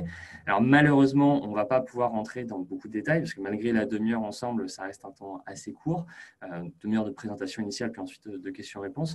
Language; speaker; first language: French; native; French